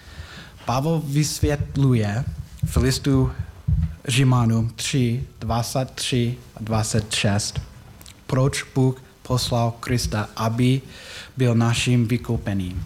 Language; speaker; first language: Czech; non-native, learner; English